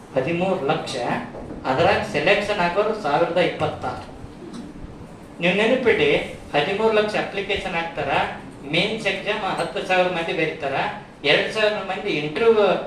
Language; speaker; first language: Kannada; native; Kannada